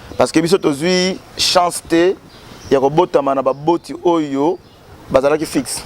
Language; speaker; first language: Lingala; non-native, local second language; Kongo